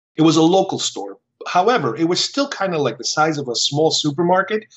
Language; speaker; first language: English; early bilingual, other home language; Spanish